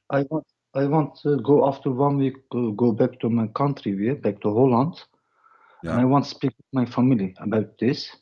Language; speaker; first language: English; non-native, learner; Dutch